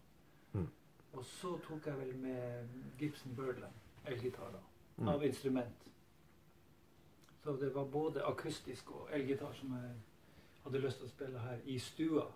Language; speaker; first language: Norwegian; native; Norwegian